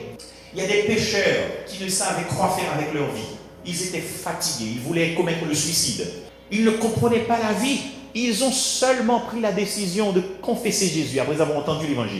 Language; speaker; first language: French; non-native, local second language; Haitian Creole